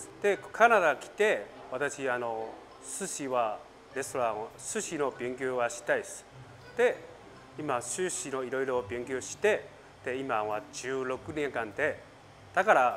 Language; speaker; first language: Japanese; non-native, learner; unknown